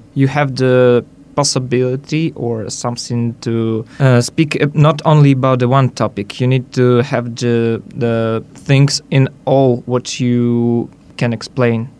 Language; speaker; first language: English; non-native, learner; Hungarian